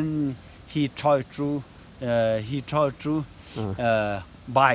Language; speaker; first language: English; non-native, learner; Tibetan